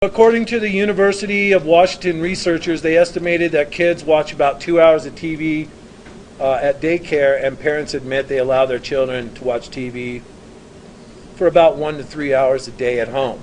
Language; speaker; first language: English; native; English